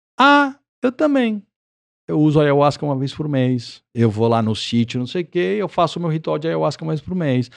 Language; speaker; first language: Portuguese; early bilingual, other home language; Spanish